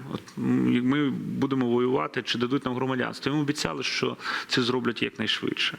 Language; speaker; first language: Ukrainian; native; Ukrainian